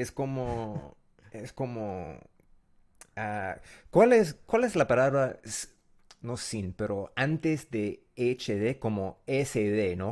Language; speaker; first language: Spanish; non-native, learner; English